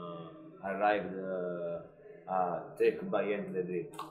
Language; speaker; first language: English; non-native, learner; Italian